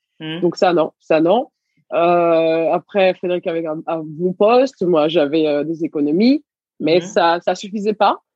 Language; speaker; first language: French; early bilingual, other home language; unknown